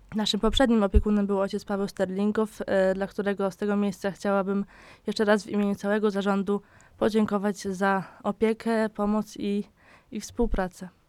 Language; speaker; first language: Polish; native; Polish